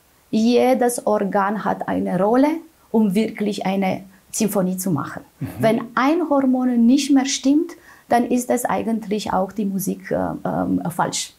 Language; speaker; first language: German; non-native, fluent; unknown